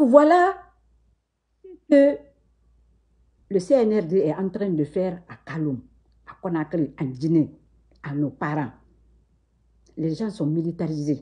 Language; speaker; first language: French; non-native, local second language; Susu